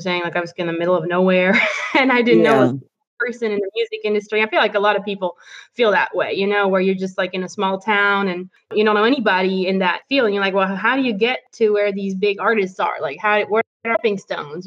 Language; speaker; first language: English; non-native, fluent; French